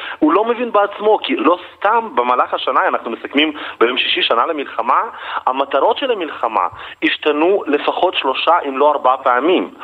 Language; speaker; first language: Hebrew; non-native, fluent; Russian